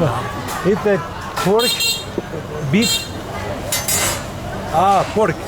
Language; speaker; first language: English; non-native, learner; Persian